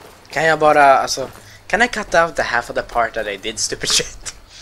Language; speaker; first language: English; non-native, fluent; Swedish